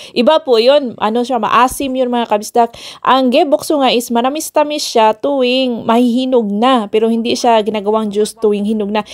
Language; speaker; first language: Filipino; non-native, local second language; Cebuano